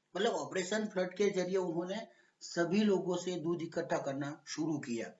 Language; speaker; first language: Hindi; non-native, local second language; Gujarati